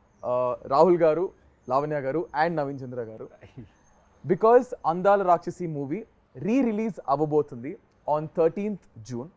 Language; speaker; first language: Telugu; native; Telugu